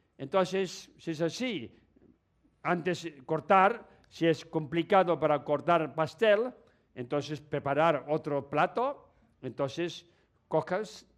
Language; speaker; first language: Spanish; non-native, learner; Tibetan